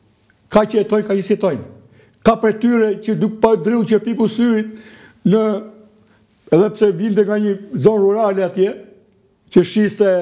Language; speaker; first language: Albanian; native; Albanian